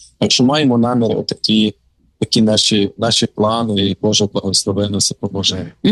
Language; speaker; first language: Ukrainian; native; Ukrainian